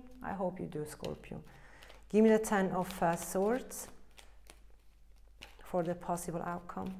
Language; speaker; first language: English; non-native, fluent; Italian